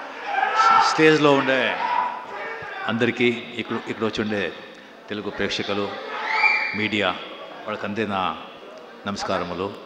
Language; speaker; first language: Telugu; non-native, local second language; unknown